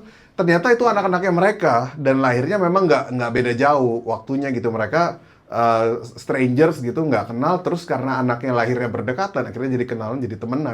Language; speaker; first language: Indonesian; native; Indonesian